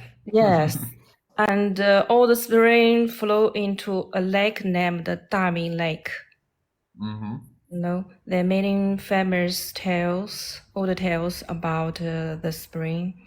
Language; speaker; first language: English; non-native, learner; Chinese